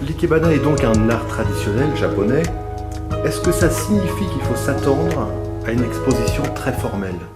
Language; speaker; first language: French; native; French